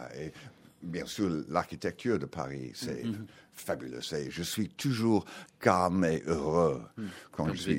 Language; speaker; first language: French; non-native, learner; English